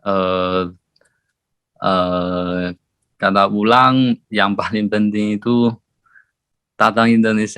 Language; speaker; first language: Indonesian; non-native, learner; Chinese